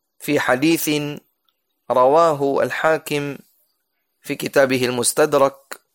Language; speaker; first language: Arabic; non-native, fluent; Indonesian